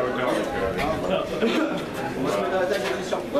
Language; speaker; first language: French; native; French